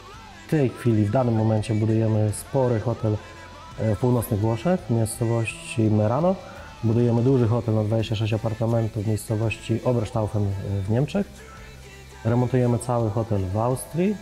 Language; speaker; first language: Polish; native; Polish